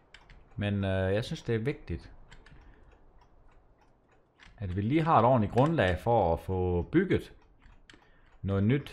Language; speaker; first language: Danish; native; Danish